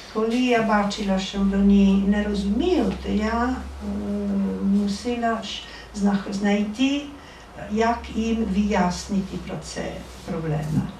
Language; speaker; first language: Ukrainian; non-native, fluent; Italian